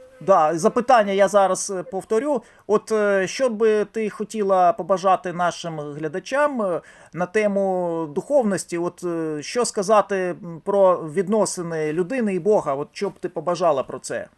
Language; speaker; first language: Ukrainian; native; Ukrainian